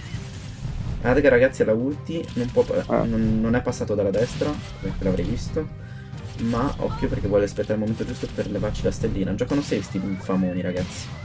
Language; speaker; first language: Italian; native; Italian